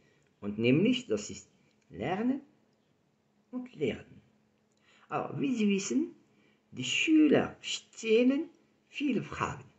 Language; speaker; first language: German; non-native, fluent; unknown